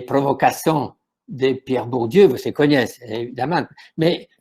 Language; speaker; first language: Portuguese; non-native, fluent; French